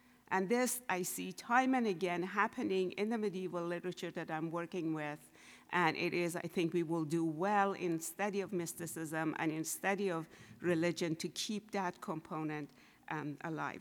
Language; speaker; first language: English; non-native, fluent; Persian